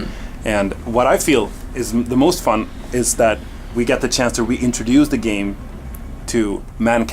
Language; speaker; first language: English; non-native, fluent; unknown